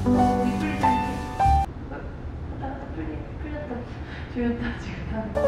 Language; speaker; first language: Korean; native; Korean